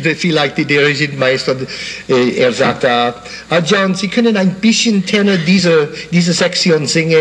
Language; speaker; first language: German; non-native, learner; English